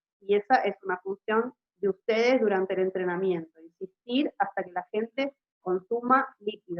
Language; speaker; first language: Spanish; native; Spanish